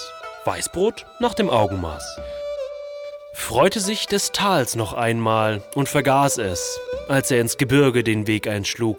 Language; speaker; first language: German; native; German